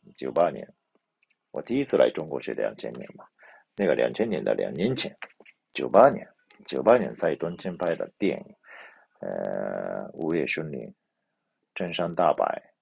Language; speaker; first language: Chinese; non-native, fluent; Japanese